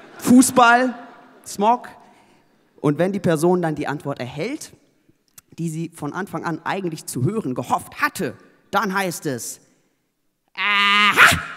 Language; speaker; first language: German; native; German